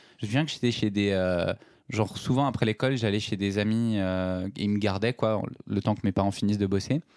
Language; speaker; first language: French; native; French